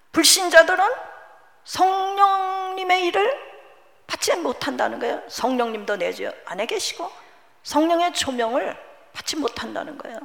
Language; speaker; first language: Korean; native; Korean